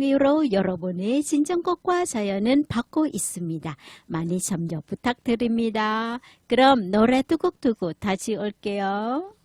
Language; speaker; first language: Korean; non-native, learner; Thai